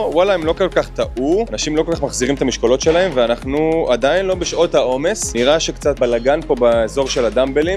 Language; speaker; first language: Hebrew; native; Hebrew